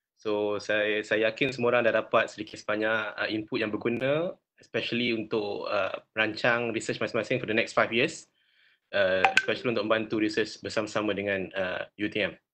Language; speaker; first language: Malay; native; Malay